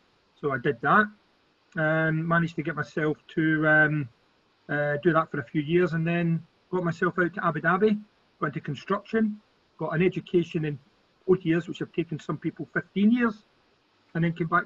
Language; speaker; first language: English; native; English